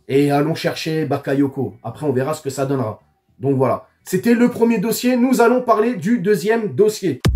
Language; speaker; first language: French; native; French